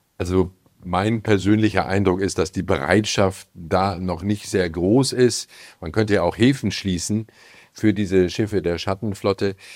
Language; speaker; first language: German; native; German